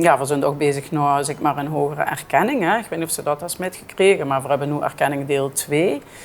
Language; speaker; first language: Dutch; native; Dutch